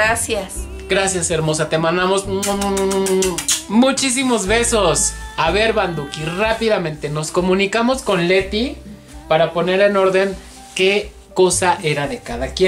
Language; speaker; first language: Spanish; native; Spanish